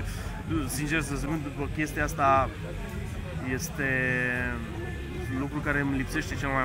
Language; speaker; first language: Romanian; native; Romanian